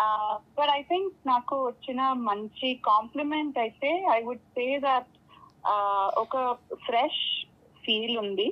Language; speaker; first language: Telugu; non-native, fluent; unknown